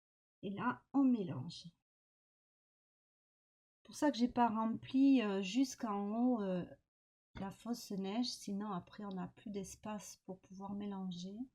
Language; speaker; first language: French; native; French